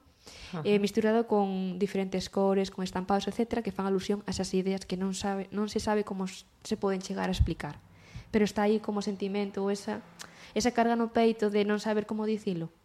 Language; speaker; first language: Galician; native; Galician